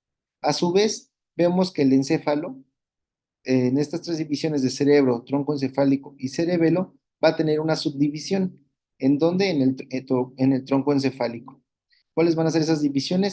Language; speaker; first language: Spanish; native; Spanish